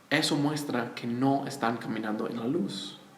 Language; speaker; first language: Spanish; non-native, fluent; English